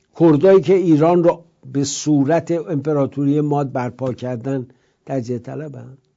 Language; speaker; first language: Persian; native; Persian